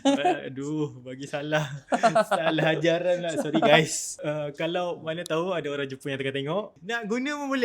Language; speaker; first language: Malay; native; Malay